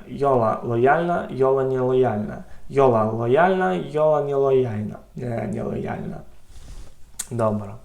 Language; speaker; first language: Polish; non-native, learner; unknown